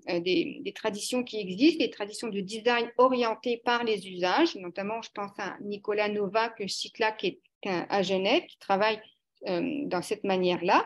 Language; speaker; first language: French; native; French